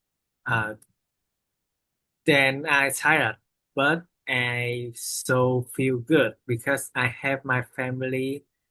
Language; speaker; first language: English; non-native, learner; Vietnamese